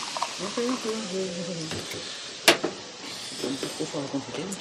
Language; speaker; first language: French; native; French